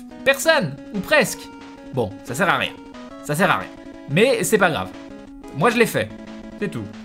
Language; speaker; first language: French; native; French